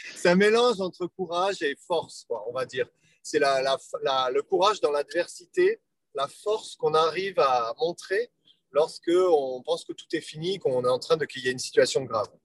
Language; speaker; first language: French; native; French